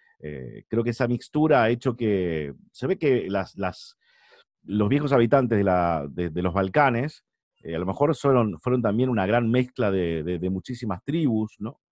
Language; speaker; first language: Spanish; native; Spanish